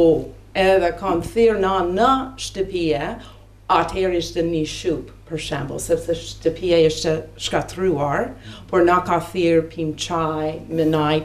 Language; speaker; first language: Albanian; non-native, learner; English